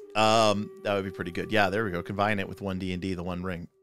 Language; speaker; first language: English; native; English